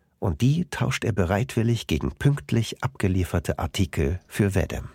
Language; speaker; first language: German; native; German